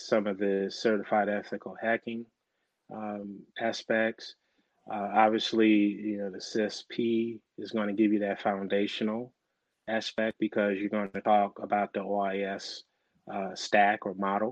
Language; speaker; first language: English; native; English